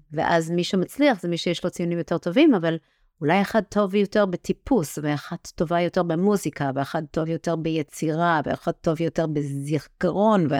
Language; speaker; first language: Hebrew; early bilingual, other home language; English